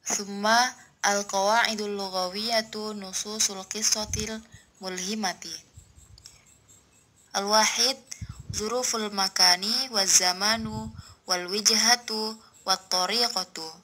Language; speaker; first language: Arabic; non-native, learner; Indonesian